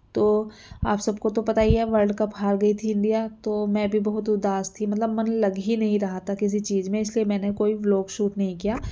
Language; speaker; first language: Hindi; native; Hindi